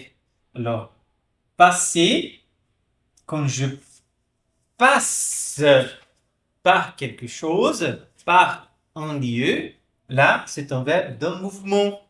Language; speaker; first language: French; non-native, fluent; Portuguese